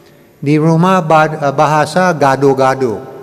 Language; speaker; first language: Indonesian; non-native, learner; English